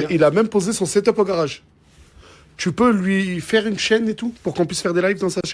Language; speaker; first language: French; native; French